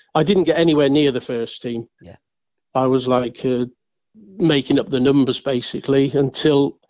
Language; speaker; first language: English; native; English